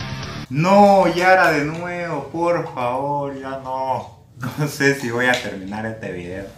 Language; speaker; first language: Spanish; native; Spanish